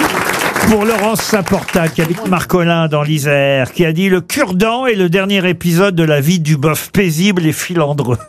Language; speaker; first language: French; native; French